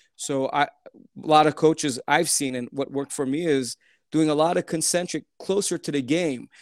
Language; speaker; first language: English; early bilingual, other home language; Turkish